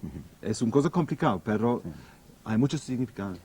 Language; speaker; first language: Spanish; non-native, fluent; English